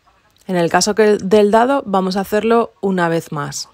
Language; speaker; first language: Spanish; native; Spanish